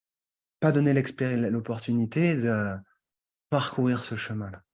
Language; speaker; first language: French; native; French